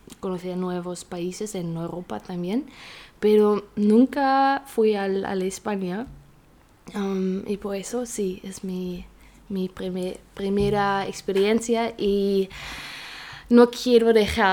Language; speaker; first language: Spanish; non-native, learner; German